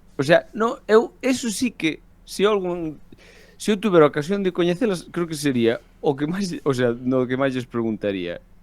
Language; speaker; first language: Galician; non-native, local second language; Spanish